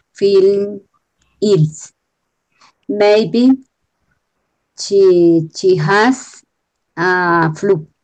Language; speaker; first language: English; non-native, learner; Spanish